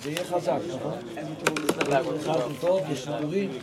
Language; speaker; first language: Hebrew; non-native, local second language; Yiddish